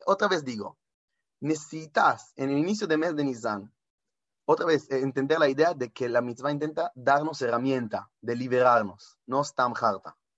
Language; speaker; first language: Spanish; non-native, fluent; Hebrew